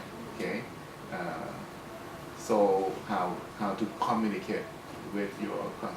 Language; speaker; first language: English; non-native, fluent; Thai